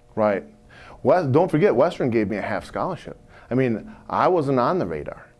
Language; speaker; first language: English; native; English